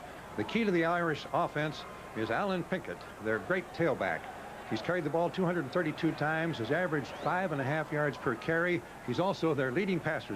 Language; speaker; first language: English; native; English